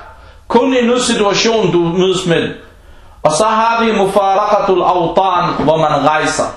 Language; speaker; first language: Danish; early bilingual, other home language; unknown